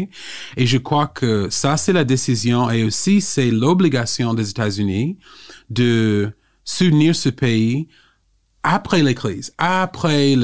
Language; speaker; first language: French; non-native, fluent; English